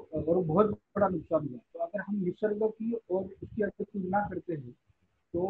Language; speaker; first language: Hindi; non-native, local second language; Marathi